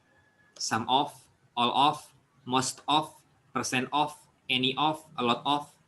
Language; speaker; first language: English; non-native, fluent; Indonesian